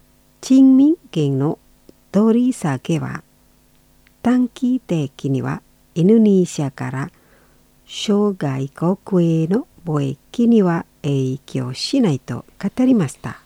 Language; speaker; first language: Japanese; non-native, fluent; Indonesian